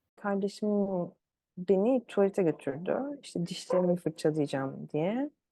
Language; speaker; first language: Turkish; early bilingual, other home language; Arabic